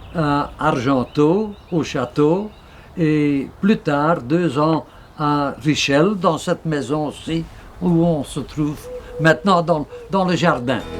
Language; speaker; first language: French; non-native, local second language; Dutch